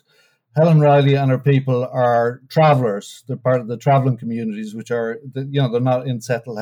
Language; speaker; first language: English; native; English